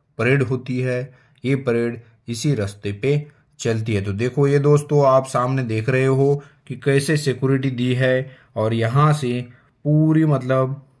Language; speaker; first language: Hindi; non-native, local second language; Marathi